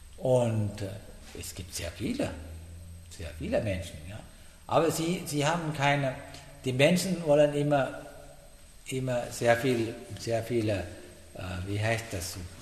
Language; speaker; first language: German; non-native, fluent; Sinhala